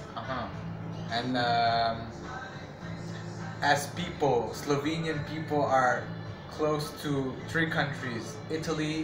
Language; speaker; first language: English; non-native, fluent; French